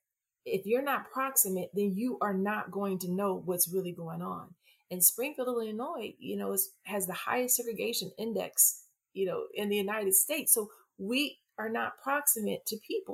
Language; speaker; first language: English; native; English